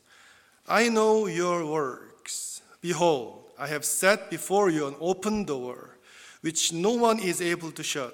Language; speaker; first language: English; non-native, fluent; Korean